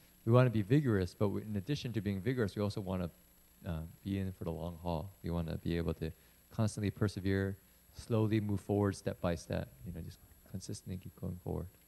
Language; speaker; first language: English; early bilingual, other home language; Chinese